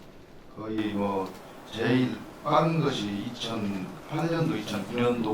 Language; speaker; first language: Korean; native; Korean